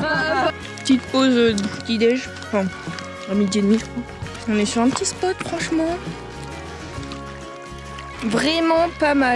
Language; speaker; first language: French; native; French